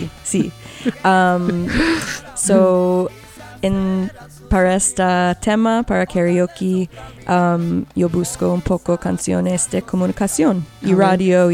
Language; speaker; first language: Spanish; non-native, learner; English